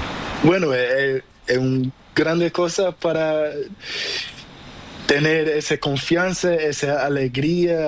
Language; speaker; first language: Spanish; non-native, learner; Portuguese